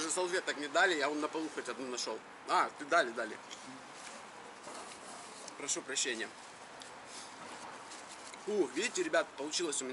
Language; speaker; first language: Russian; native; Russian